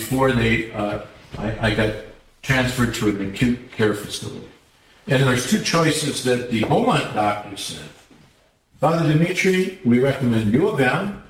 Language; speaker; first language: English; native; English